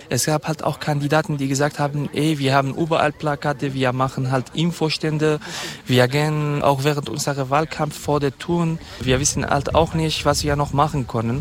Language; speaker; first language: German; non-native, fluent; Kurdish